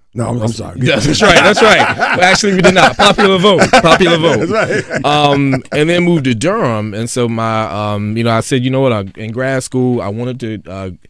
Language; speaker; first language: English; native; English